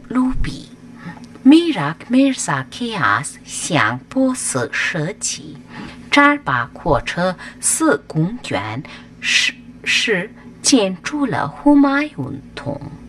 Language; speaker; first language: Chinese; non-native, fluent; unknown